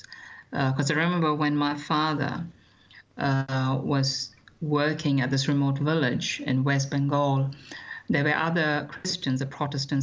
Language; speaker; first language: English; non-native, local second language; Malayalam